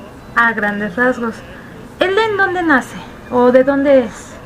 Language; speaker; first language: Spanish; native; Spanish